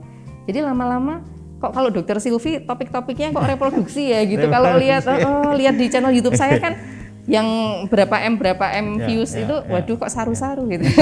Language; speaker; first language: Indonesian; native; Indonesian